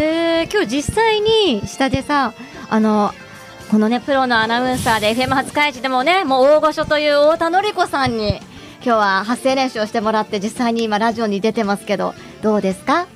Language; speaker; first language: Japanese; native; Japanese